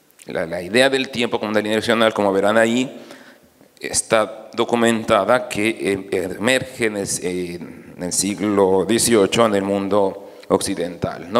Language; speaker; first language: Spanish; native; Spanish